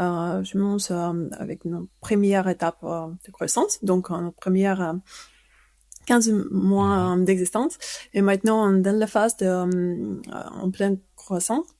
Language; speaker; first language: French; non-native, fluent; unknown